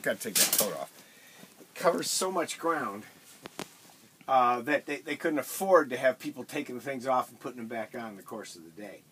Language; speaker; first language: English; native; English